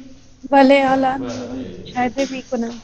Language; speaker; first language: Persian; non-native, learner; Urdu